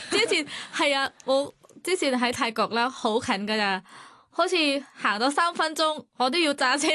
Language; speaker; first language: Cantonese; non-native, fluent; Thai